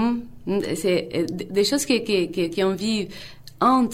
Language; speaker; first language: French; non-native, fluent; Spanish